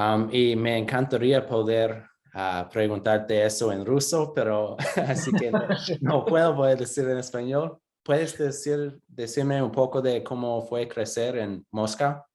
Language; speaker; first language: Spanish; non-native, fluent; English